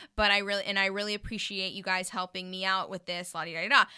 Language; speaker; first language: English; native; English